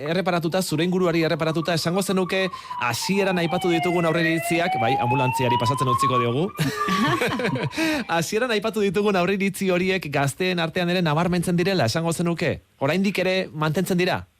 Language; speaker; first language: Basque; native; Basque